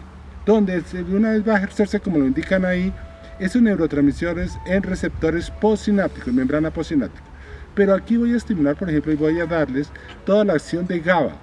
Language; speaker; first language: Spanish; native; Spanish